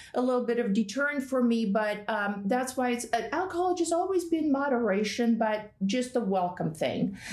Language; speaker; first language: English; non-native, fluent; Russian